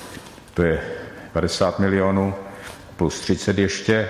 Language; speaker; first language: Czech; native; Czech